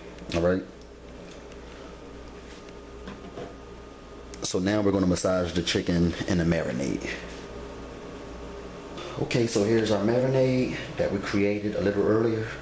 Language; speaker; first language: English; native; English